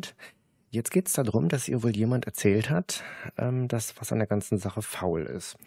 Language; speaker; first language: German; native; German